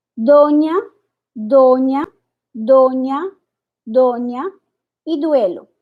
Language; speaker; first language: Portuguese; non-native, fluent; Spanish